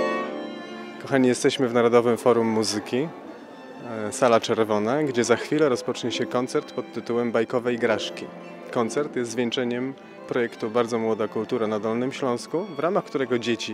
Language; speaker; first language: Polish; native; Polish